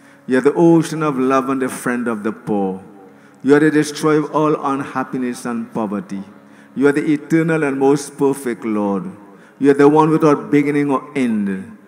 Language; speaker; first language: English; native; English